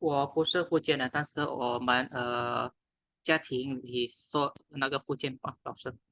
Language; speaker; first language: Chinese; early bilingual, heritage; Min Nan Chinese